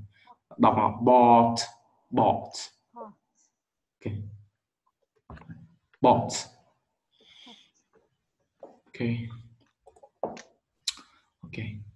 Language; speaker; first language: English; non-native, learner; Vietnamese